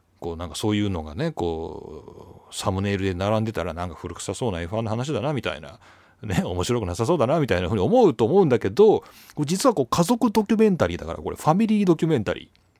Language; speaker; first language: Japanese; native; Japanese